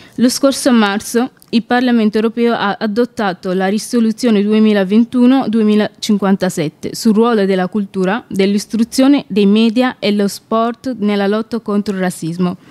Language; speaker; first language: Italian; non-native, learner; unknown